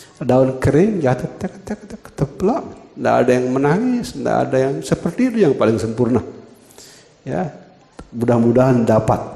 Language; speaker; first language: Indonesian; non-native, local second language; Balinese